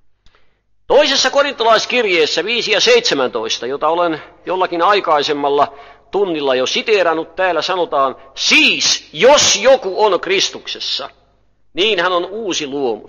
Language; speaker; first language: Finnish; native; Finnish